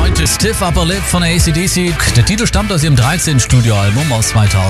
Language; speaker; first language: German; native; German